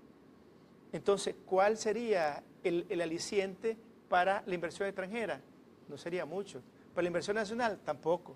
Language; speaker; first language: Spanish; native; Spanish